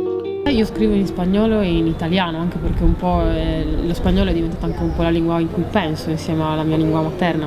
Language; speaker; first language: Italian; native; Italian